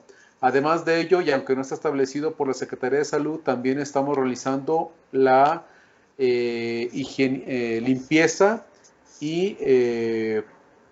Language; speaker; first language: Spanish; native; Spanish